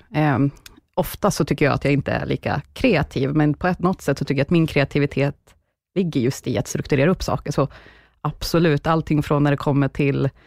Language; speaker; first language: Swedish; native; Swedish